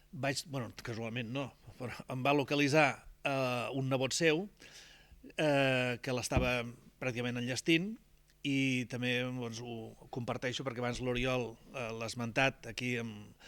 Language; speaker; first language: Catalan; native; Catalan